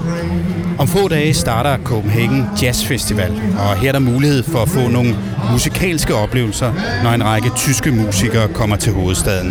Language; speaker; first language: Danish; native; Danish